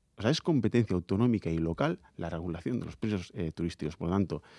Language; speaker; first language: Spanish; native; Spanish